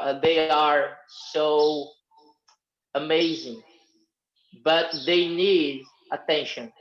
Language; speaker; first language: English; non-native, fluent; Portuguese